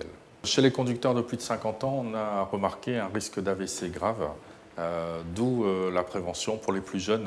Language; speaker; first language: French; native; French